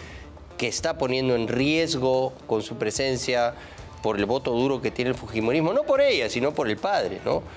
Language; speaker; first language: Spanish; native; Spanish